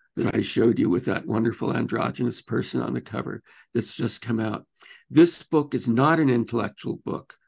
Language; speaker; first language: English; native; English